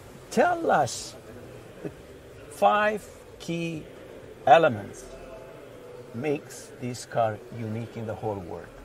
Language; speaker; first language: English; non-native, fluent; Romanian